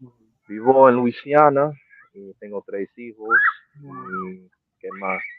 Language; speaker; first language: Spanish; non-native, fluent; English